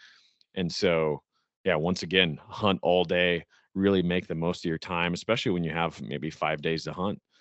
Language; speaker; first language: English; native; English